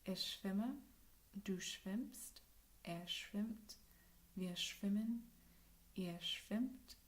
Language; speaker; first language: German; non-native, learner; English